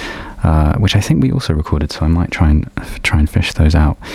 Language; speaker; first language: English; native; English